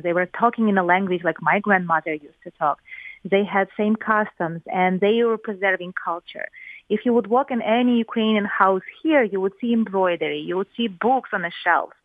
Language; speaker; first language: English; non-native, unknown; Ukrainian